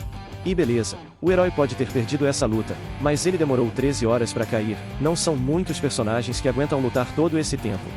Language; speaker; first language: Portuguese; native; Portuguese